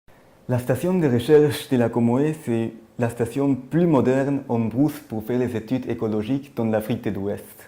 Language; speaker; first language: French; non-native, fluent; German